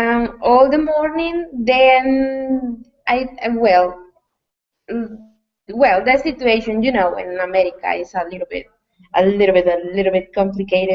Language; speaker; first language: English; non-native, learner; Spanish